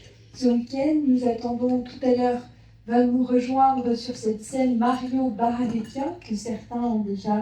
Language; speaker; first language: French; native; French